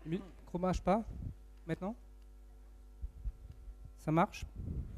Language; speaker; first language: French; non-native, fluent; German